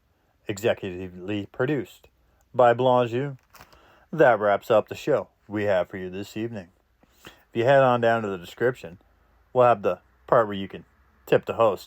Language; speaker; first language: English; native; English